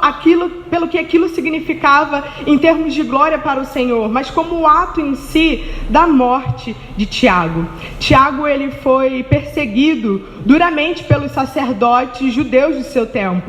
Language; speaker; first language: Portuguese; native; Portuguese